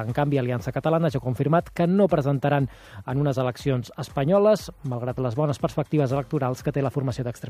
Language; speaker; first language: Catalan; native; Catalan